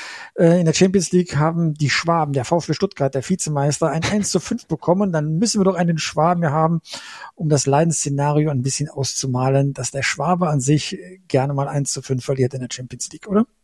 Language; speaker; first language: German; native; German